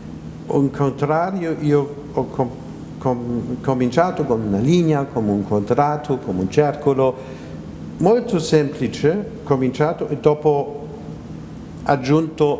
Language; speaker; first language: Italian; non-native, fluent; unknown